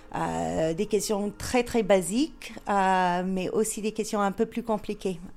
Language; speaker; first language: French; native; French